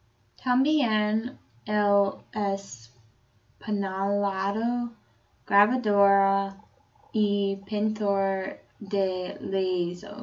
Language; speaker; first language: Spanish; non-native, learner; English